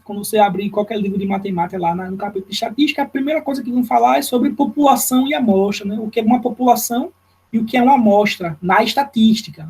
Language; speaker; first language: Portuguese; native; Portuguese